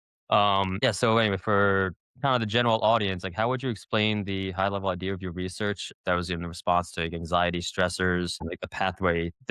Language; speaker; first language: English; native; English